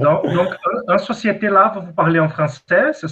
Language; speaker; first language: French; non-native, fluent; Portuguese